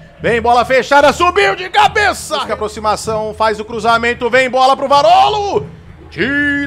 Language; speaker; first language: Portuguese; native; Portuguese